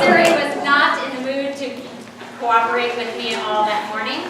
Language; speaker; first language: English; native; English